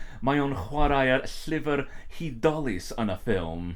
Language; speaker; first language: Welsh; non-native, learner; English